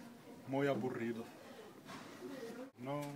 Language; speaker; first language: Galician; non-native, fluent; Finnish